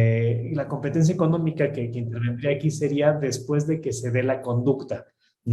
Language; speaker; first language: Spanish; native; Spanish